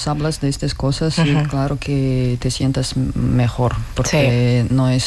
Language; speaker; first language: Spanish; non-native, learner; Russian